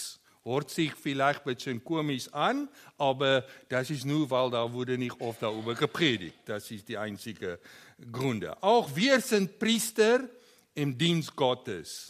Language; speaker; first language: German; non-native, learner; Afrikaans